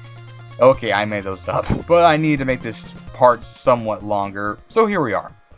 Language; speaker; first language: English; native; English